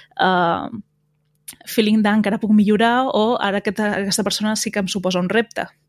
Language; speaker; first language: Catalan; native; Catalan